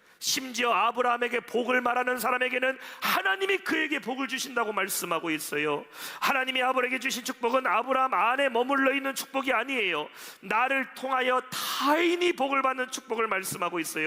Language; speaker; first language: Korean; native; Korean